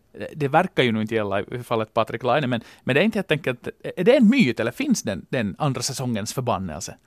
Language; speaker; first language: Swedish; native; Swedish